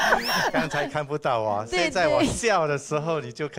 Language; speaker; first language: Chinese; non-native, local second language; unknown